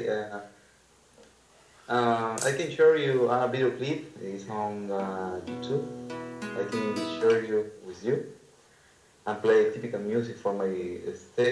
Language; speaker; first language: English; non-native, learner; Portuguese